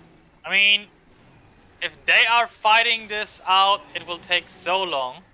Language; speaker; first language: English; native; English